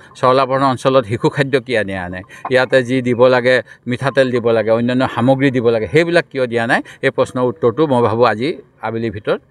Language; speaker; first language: Assamese; native; Assamese